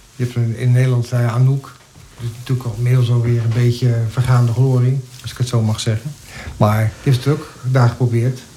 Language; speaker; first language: Dutch; native; Dutch